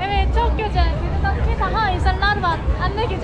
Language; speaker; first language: Turkish; non-native, learner; Korean